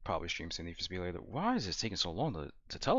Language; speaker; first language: English; native; English